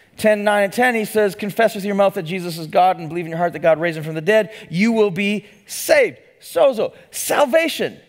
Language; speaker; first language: English; native; English